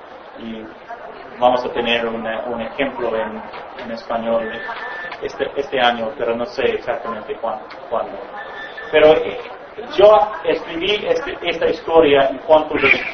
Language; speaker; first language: Spanish; non-native, fluent; English